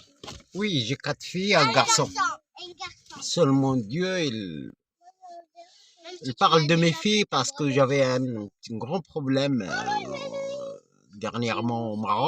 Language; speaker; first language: French; non-native, fluent; Arabic